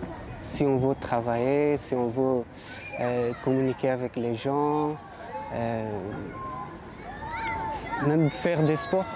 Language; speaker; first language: French; non-native, learner; Persian